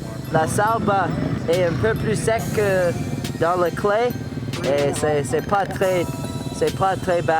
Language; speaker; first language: French; non-native, learner; English